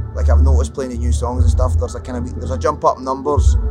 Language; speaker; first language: English; native; English